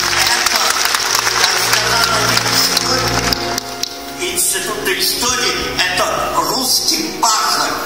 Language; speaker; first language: Russian; early bilingual, heritage; Russian